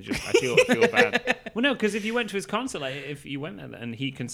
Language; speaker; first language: English; native; English